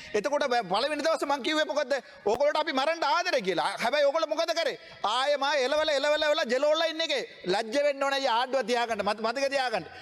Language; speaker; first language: Sinhala; non-native, local second language; Tamil